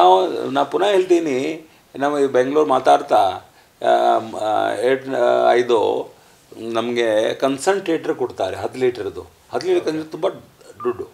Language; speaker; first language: Kannada; non-native, learner; Hindi